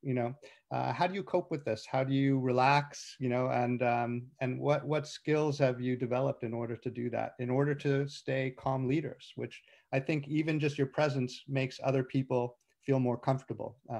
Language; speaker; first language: English; native; English